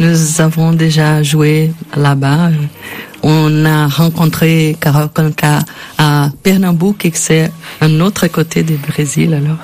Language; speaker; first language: French; non-native, learner; Portuguese